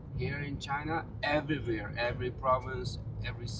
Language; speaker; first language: English; non-native, fluent; Chinese